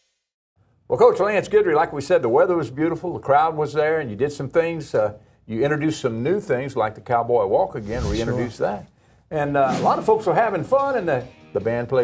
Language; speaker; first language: English; native; English